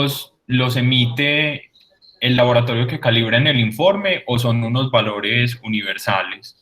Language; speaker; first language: Spanish; native; Spanish